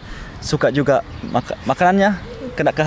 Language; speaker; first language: Indonesian; early bilingual, heritage; Indonesian